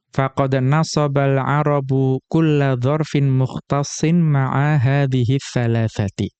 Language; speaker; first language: Arabic; non-native, fluent; Indonesian